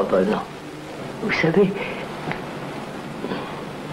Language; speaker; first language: French; non-native, fluent; Telugu